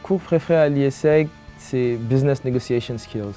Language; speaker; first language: French; non-native, local second language; Wolof